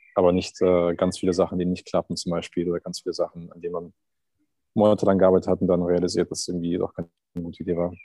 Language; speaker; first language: German; non-native, fluent; Turkish